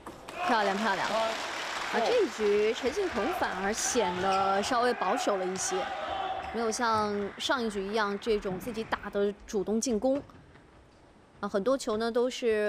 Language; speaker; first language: Chinese; native; Chinese